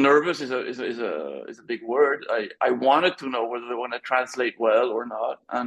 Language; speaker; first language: English; non-native, fluent; French